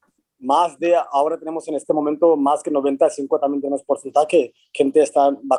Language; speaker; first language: Spanish; non-native, fluent; Hindi